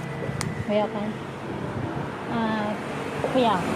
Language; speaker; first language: Chinese; non-native, learner; Filipino